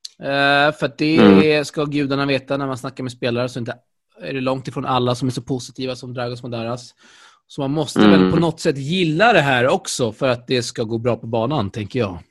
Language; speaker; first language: Swedish; native; Swedish